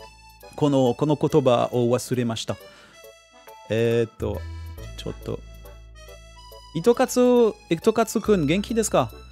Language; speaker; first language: Japanese; non-native, learner; French